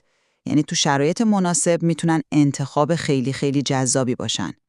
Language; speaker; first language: Persian; native; Persian